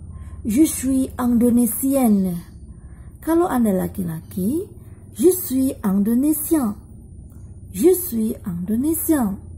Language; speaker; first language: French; non-native, learner; Indonesian